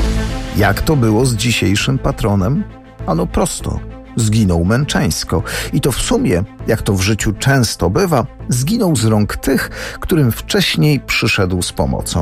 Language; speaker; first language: Polish; native; Polish